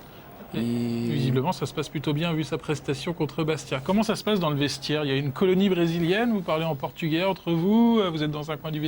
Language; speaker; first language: French; native; French